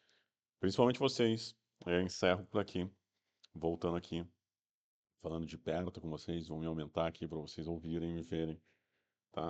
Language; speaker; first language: Portuguese; native; Portuguese